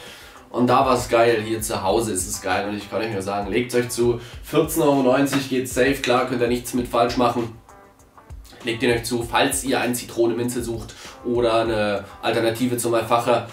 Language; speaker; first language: German; native; German